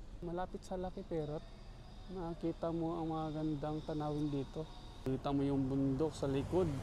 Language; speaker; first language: Filipino; native; Filipino